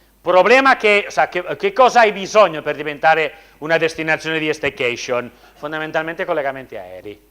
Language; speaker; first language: Italian; non-native, fluent; Spanish